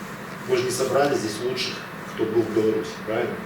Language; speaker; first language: Russian; native; Russian